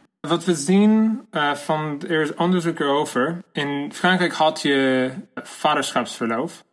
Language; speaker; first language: Dutch; non-native, learner; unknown